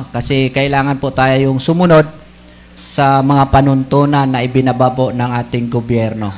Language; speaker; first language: Filipino; non-native, local second language; Bikol